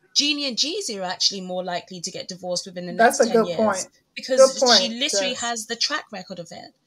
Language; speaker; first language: English; early bilingual, other home language; Yoruba